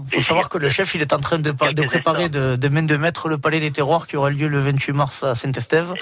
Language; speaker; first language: French; native; French